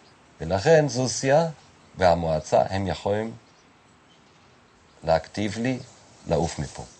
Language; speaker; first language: Hebrew; non-native, fluent; German